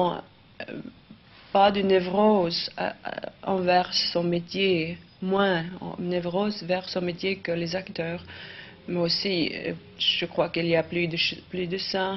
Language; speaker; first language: French; non-native, fluent; Swedish